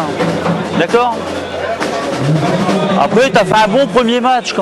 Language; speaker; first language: French; native; French